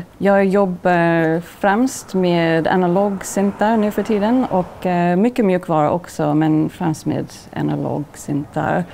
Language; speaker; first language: Swedish; non-native, fluent; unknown